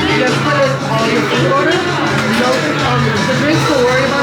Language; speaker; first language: English; non-native, learner; Korean